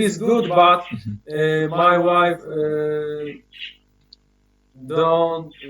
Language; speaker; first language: English; non-native, learner; Polish